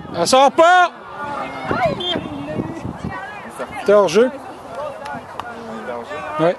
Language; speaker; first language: French; native; French